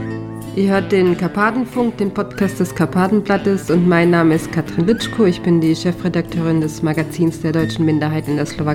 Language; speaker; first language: German; native; German